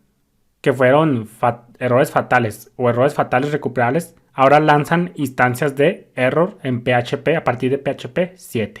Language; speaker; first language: Spanish; native; Spanish